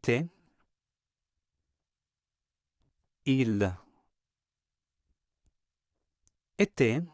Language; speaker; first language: French; non-native, fluent; Spanish